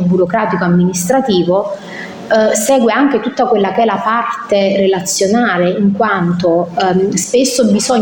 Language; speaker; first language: Italian; native; Italian